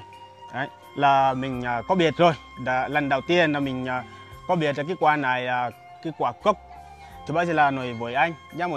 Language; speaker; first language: Vietnamese; non-native, learner; Portuguese